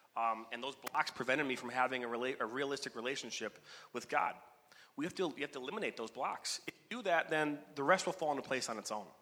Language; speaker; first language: English; native; English